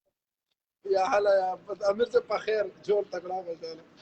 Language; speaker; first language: Arabic; non-native, learner; Pashto